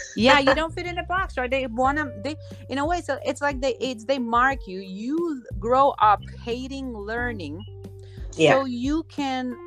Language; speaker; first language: English; non-native, fluent; Slovenian